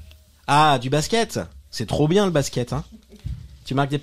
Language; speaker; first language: French; native; French